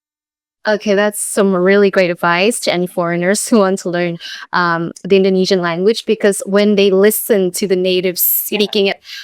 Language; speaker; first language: English; non-native, fluent; Indonesian